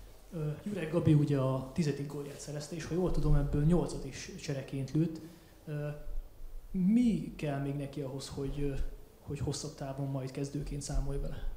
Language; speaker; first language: Hungarian; native; Hungarian